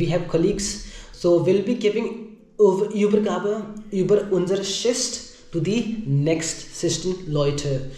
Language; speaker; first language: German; non-native, learner; Hindi